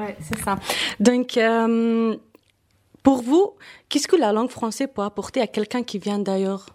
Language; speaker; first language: French; non-native, fluent; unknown